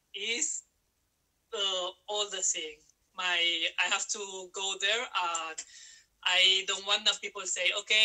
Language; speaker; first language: English; non-native, learner; Spanish